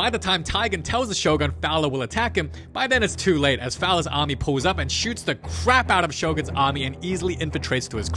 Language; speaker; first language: English; native; English